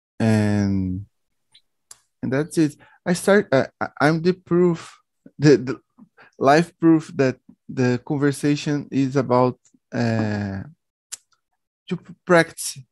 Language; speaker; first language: English; non-native, learner; Portuguese